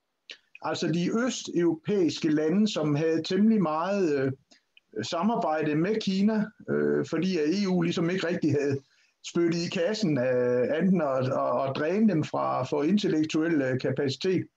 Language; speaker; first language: Danish; native; Danish